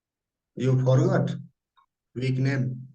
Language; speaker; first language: English; non-native, local second language; Hindi